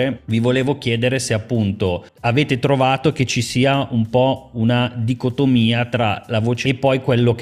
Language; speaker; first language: Italian; native; Italian